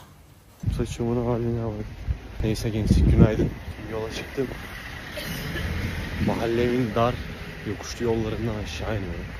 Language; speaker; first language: Turkish; native; Turkish